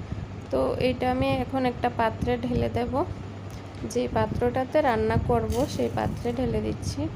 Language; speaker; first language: Bangla; native; Bangla